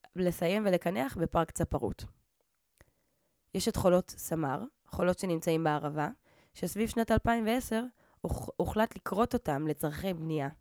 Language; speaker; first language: Hebrew; native; Hebrew